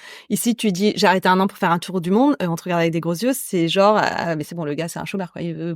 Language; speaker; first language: French; native; French